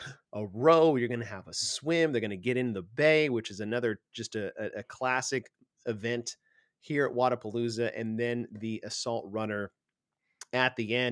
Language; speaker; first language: English; native; English